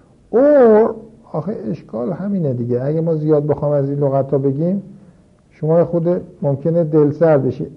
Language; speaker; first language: Persian; native; Persian